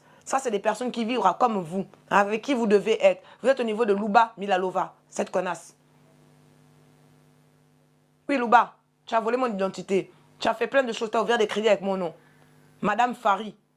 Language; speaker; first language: French; native; French